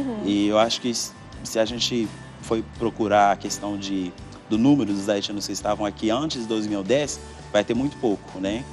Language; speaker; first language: Portuguese; non-native, fluent; Haitian Creole